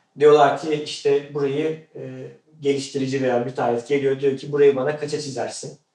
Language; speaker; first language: Turkish; native; Turkish